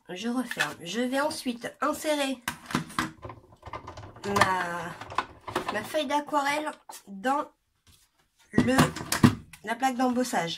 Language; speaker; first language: French; native; French